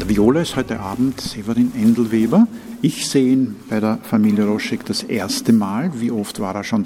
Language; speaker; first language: German; native; German